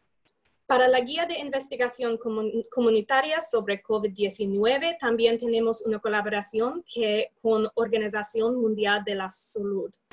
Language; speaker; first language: Spanish; non-native, fluent; English